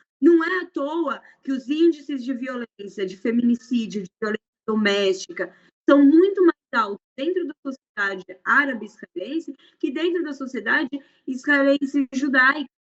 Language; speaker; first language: Portuguese; native; Portuguese